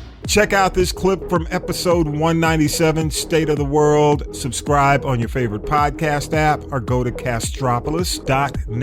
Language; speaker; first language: English; native; English